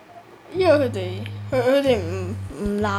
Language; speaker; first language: Cantonese; early bilingual, heritage; Cantonese